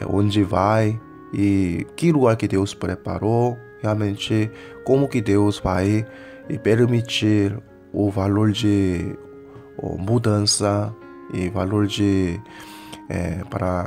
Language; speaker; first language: Portuguese; non-native, fluent; Korean